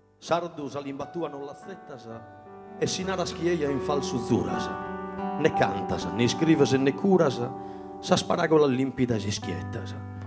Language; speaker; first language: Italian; non-native, local second language; Sardinian